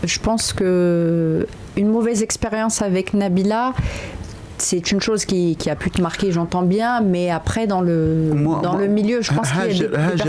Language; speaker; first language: French; native; French